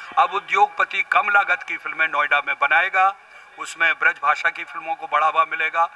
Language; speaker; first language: Hindi; native; Hindi